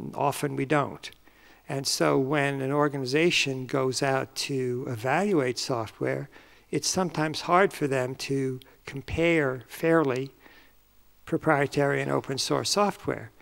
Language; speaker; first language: English; native; English